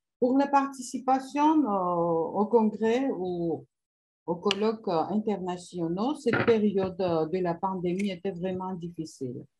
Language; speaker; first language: French; non-native, fluent; Georgian